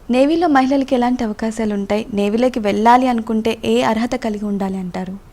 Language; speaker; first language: Telugu; native; Telugu